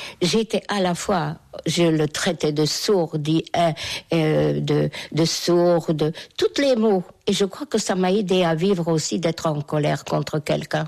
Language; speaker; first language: French; non-native, fluent; Hungarian